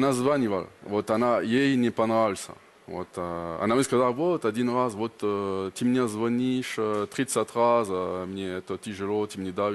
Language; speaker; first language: Russian; non-native, learner; French